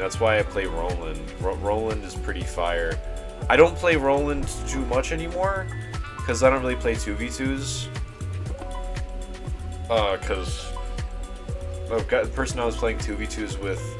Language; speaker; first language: English; native; English